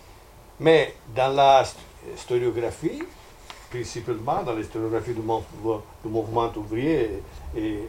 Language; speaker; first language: French; non-native, fluent; Italian